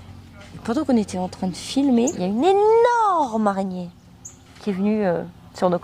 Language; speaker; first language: French; native; French